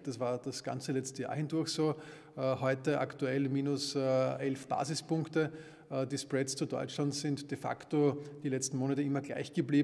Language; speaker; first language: German; native; German